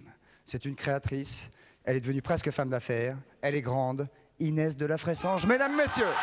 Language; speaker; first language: French; native; French